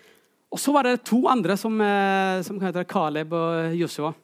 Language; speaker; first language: Norwegian; non-native, fluent; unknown